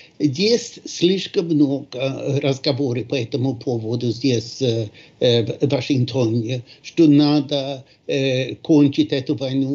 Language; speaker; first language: Russian; non-native, fluent; Swedish